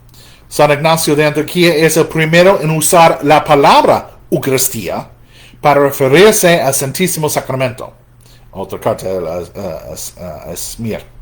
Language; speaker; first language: Spanish; non-native, fluent; English